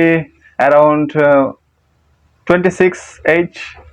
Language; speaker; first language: English; non-native, learner; Bangla